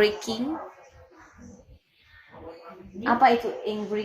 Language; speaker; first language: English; non-native, learner; Indonesian